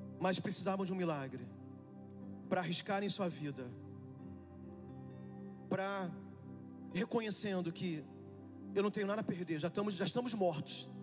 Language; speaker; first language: Portuguese; native; Portuguese